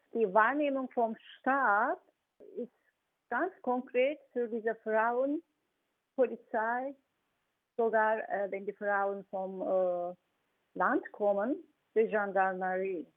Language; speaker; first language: German; non-native, fluent; Turkish